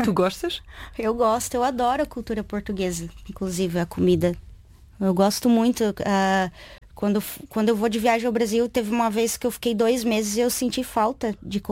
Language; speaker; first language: Portuguese; native; Portuguese